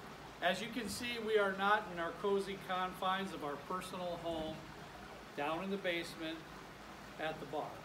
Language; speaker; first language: English; native; English